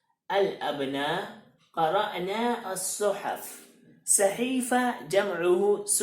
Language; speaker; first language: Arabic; non-native, fluent; Hindi